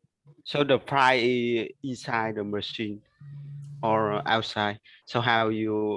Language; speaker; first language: English; non-native, learner; Vietnamese